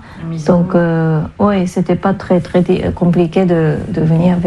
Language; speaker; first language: French; non-native, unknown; Japanese